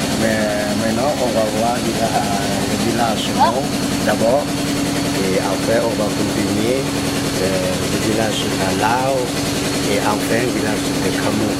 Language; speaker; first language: French; non-native, fluent; Lao